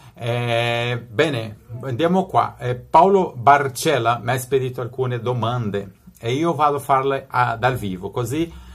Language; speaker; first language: Italian; non-native, fluent; Spanish